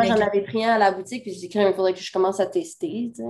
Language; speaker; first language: French; native; French